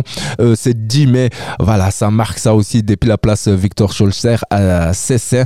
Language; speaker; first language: French; native; French